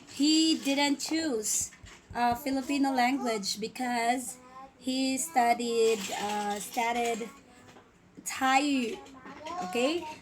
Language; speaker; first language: English; non-native, local second language; Filipino